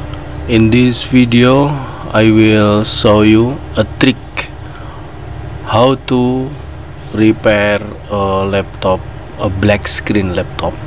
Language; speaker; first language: English; non-native, learner; Indonesian